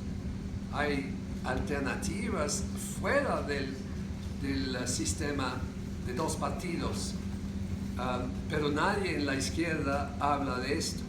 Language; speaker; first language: Spanish; non-native, fluent; English